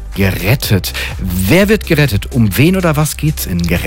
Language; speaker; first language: German; native; German